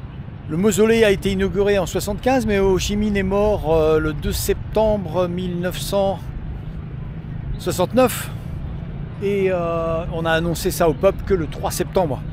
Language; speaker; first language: French; native; French